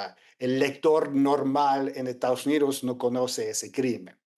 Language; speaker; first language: Spanish; non-native, fluent; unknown